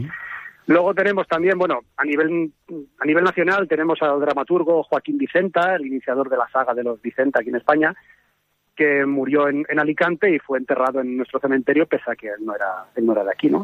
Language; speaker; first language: Spanish; native; Spanish